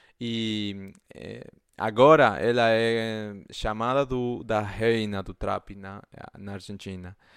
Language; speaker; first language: Portuguese; non-native, fluent; Spanish